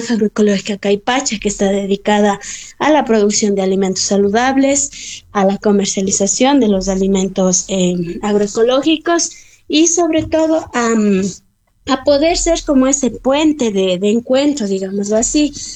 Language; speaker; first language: Spanish; native; Spanish